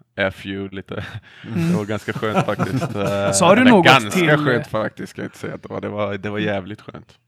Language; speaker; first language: Swedish; native; Swedish